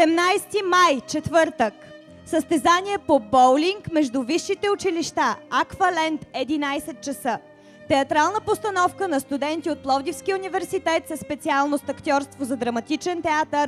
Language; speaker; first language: Bulgarian; native; Bulgarian